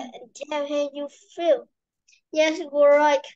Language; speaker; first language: English; non-native, learner; Vietnamese